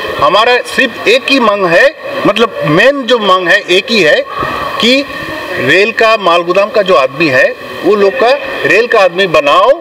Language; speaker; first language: Hindi; non-native, local second language; Bangla